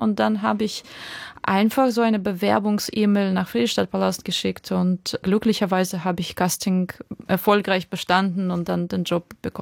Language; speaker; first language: German; non-native, fluent; Ukrainian